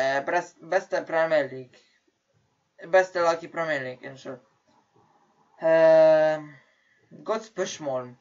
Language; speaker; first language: Norwegian; early bilingual, other home language; Polish